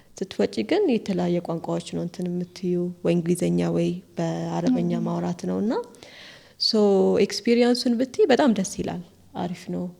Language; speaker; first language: Amharic; early bilingual, heritage; Amharic